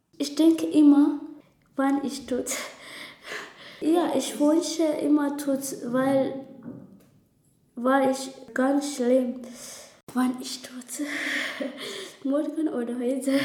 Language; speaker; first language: German; non-native, learner; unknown